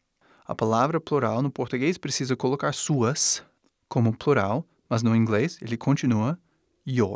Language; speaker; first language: Portuguese; non-native, fluent; English